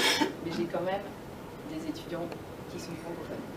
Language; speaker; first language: French; native; French